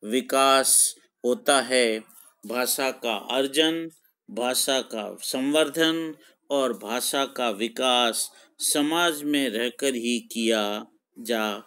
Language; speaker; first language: Hindi; native; Hindi